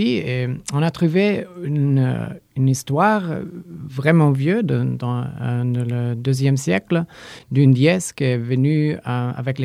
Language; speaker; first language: French; non-native, learner; Polish